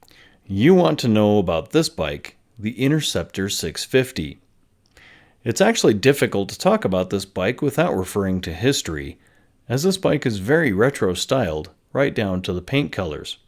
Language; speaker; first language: English; native; English